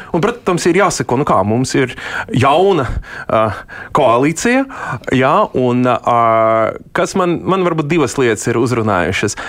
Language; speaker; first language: Latvian; non-native, local second language; Russian